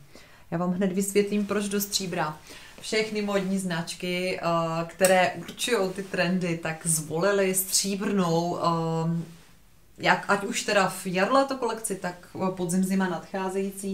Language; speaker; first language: Czech; native; Czech